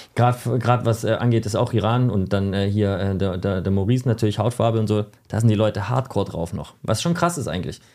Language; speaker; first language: German; native; German